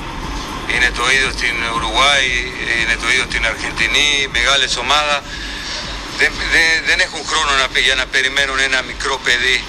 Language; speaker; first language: Greek; non-native, fluent; Spanish